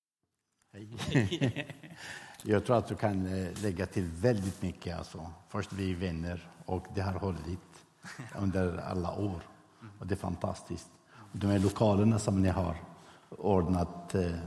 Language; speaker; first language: Swedish; non-native, fluent; Arabic